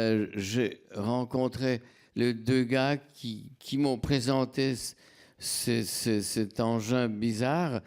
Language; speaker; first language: French; non-native, fluent; Polish